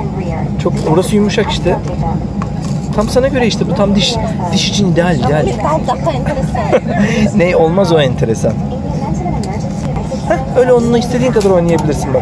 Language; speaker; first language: Turkish; native; Turkish